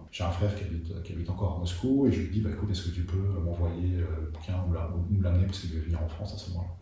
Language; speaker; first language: French; early bilingual, other home language; Russian